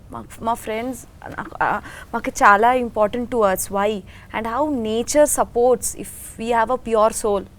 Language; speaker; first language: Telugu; non-native, learner; Bangla